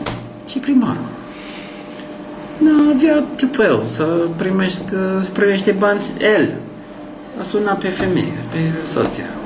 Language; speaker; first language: Romanian; non-native, learner; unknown